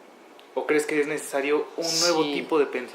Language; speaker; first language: Spanish; native; Spanish